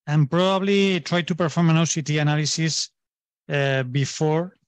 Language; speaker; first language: English; non-native, fluent; Spanish